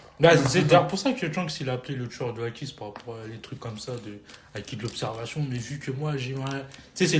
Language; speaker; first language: French; native; French